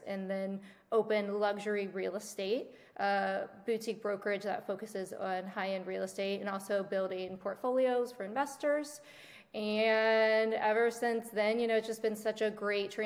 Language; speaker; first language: English; native; English